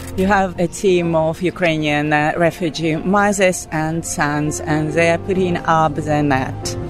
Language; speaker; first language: English; non-native, fluent; Belarusian